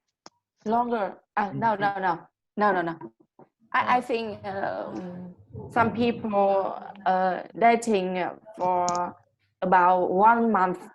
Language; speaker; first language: English; non-native, learner; Vietnamese